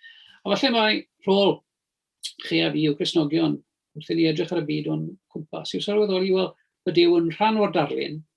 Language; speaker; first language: Welsh; native; Welsh